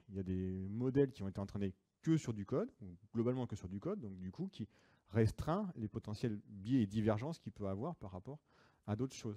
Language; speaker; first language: French; native; French